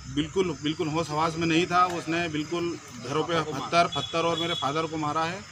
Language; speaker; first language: Hindi; native; Hindi